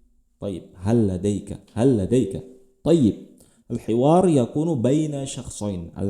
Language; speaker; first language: Arabic; non-native, fluent; Indonesian